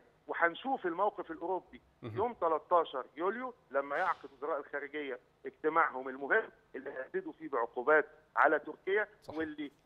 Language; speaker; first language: Arabic; native; Arabic